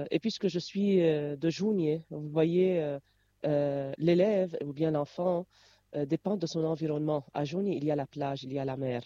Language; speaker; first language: French; non-native, local second language; Arabic